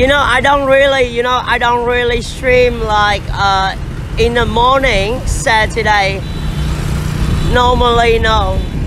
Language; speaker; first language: English; non-native, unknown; Vietnamese